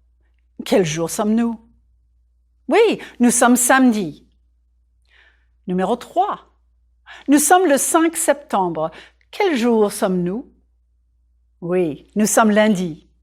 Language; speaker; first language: French; non-native, fluent; English